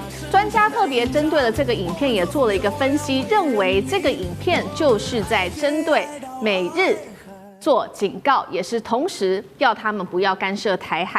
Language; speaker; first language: Chinese; native; Chinese